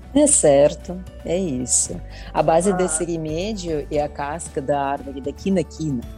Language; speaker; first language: Portuguese; non-native, fluent; Russian